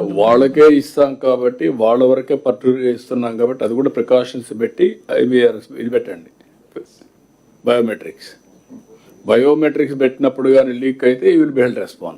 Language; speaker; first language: Telugu; native; Telugu